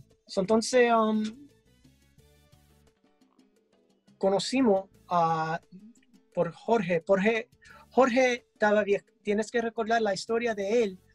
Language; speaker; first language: Spanish; early bilingual, heritage; English